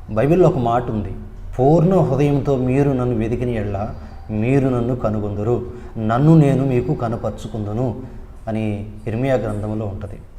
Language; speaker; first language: Telugu; non-native, local second language; Urdu